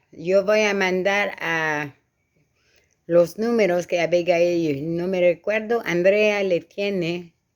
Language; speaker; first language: Spanish; non-native, learner; French